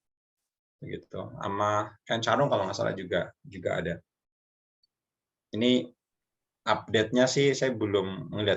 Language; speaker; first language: Indonesian; native; Indonesian